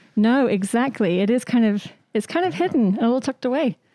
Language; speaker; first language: English; native; English